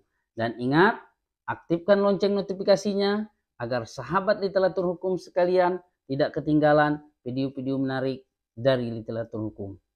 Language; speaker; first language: Indonesian; native; Indonesian